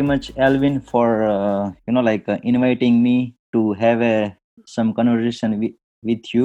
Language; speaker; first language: English; non-native, local second language; Gujarati